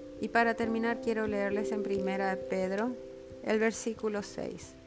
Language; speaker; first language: Spanish; native; Spanish